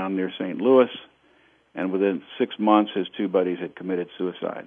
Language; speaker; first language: English; native; English